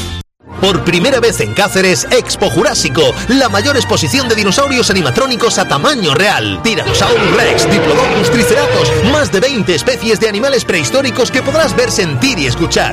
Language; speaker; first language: Spanish; native; Spanish